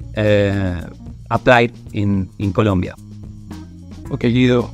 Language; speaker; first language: English; non-native, fluent; Spanish